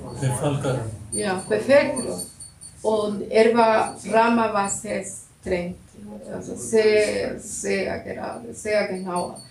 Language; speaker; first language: German; non-native, learner; Russian